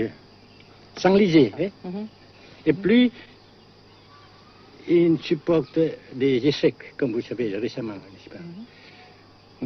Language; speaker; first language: French; non-native, fluent; Vietnamese